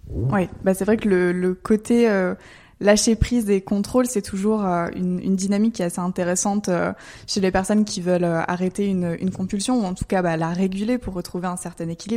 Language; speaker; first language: French; native; French